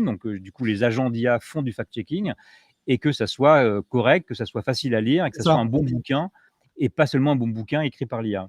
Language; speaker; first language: French; native; French